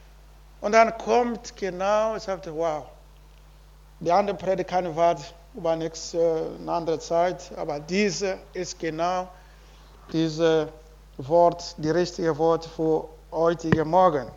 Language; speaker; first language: German; non-native, learner; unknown